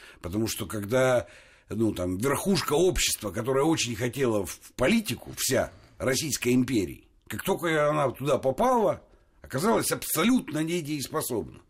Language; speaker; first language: Russian; native; Russian